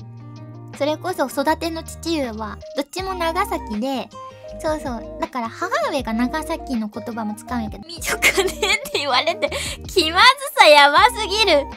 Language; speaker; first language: Japanese; native; Japanese